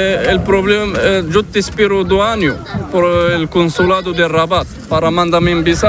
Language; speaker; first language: Spanish; non-native, learner; Arabic